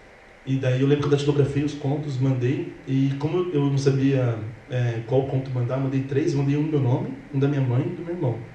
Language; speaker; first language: Portuguese; native; Portuguese